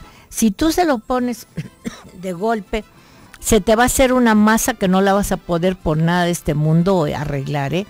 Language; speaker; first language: Spanish; native; Spanish